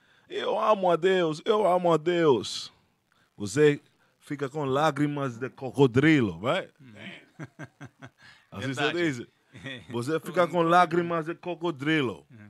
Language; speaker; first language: Portuguese; non-native, fluent; Spanish